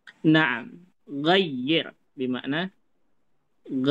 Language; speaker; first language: Arabic; non-native, fluent; Indonesian